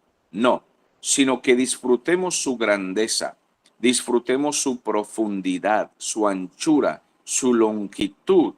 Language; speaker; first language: Spanish; native; Spanish